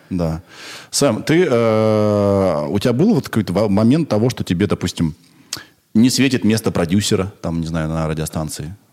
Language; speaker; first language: Russian; native; Russian